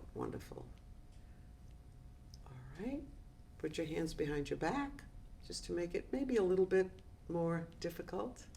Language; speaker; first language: English; native; English